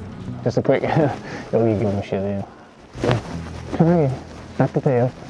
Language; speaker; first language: Korean; non-native, learner; English